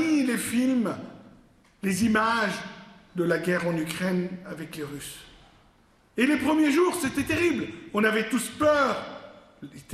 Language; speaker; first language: French; non-native, local second language; Arabic